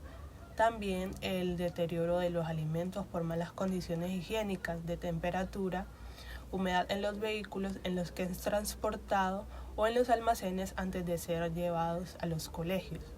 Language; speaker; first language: Spanish; native; Spanish